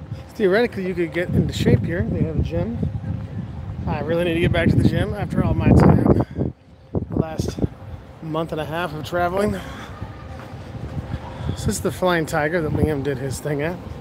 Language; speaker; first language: English; native; English